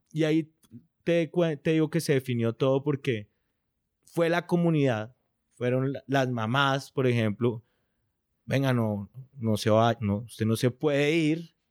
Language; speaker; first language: Spanish; native; Spanish